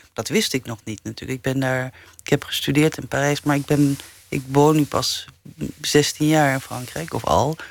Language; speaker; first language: Dutch; early bilingual, other home language; English